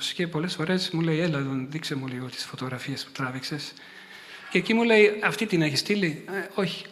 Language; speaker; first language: Greek; non-native, fluent; Italian